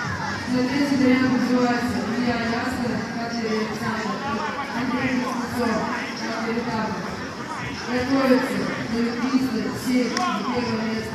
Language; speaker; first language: Russian; native; Russian